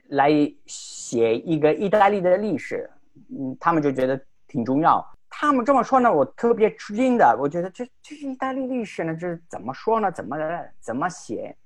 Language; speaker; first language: Chinese; non-native, fluent; Italian